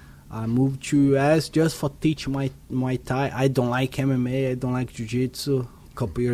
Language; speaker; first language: English; non-native, learner; Portuguese